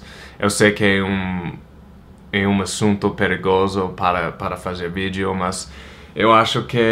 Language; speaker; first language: Portuguese; non-native, fluent; English